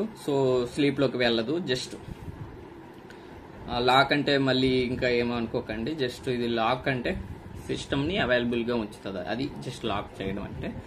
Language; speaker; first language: Telugu; native; Telugu